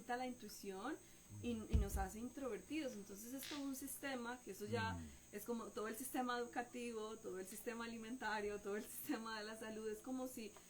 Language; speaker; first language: Spanish; native; Spanish